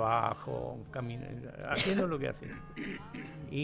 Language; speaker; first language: Spanish; native; Spanish